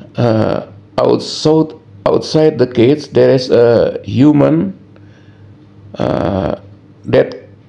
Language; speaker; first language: English; non-native, learner; Indonesian